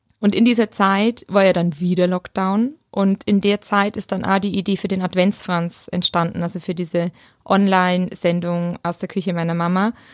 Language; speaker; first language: German; native; German